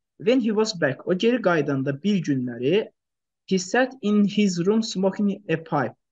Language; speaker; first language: English; non-native, fluent; Azerbaijani